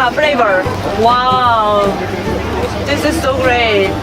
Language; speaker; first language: English; non-native, learner; Korean